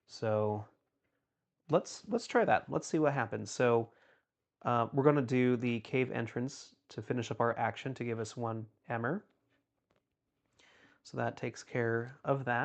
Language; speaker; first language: English; native; English